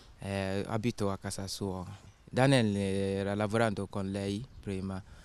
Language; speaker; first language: Italian; non-native, learner; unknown